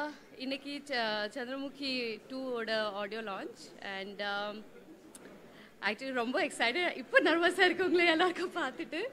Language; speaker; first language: Tamil; non-native, learner; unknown